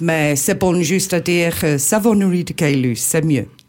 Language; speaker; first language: French; non-native, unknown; English